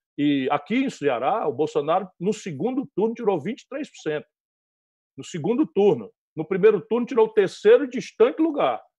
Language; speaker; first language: Portuguese; native; Portuguese